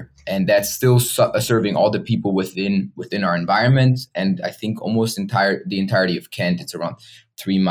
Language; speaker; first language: English; non-native, fluent; German